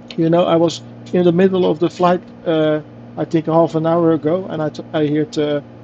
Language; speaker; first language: English; non-native, fluent; Dutch